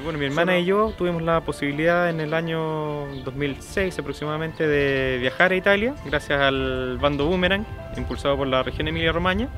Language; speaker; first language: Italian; non-native, learner; Spanish